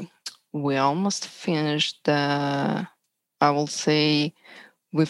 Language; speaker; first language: English; non-native, learner; Russian